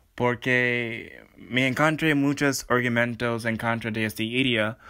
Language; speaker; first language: Spanish; non-native, learner; English